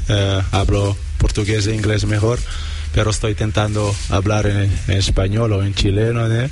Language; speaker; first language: Spanish; non-native, fluent; Portuguese